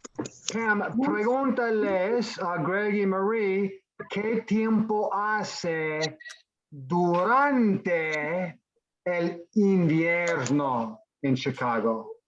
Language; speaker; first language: Spanish; non-native, fluent; English